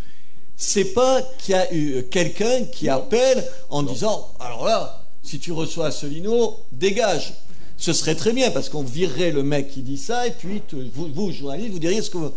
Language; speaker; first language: French; native; French